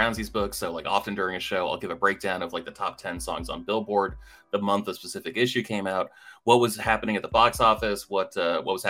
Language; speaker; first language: English; native; English